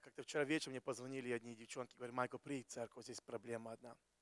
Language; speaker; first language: Russian; non-native, fluent; Ukrainian